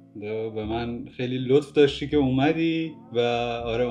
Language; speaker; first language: Persian; native; Persian